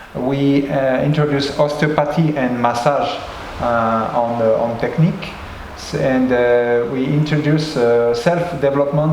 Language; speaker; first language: English; non-native, learner; French